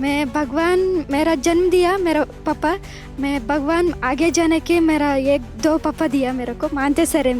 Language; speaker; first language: Hindi; non-native, local second language; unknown